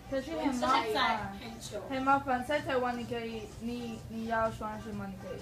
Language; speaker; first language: Chinese; non-native, learner; Spanish